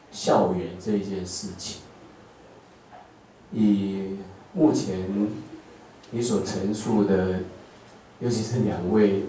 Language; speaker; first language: Chinese; native; Chinese